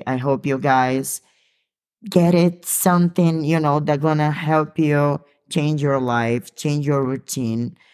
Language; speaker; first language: English; non-native, learner; Portuguese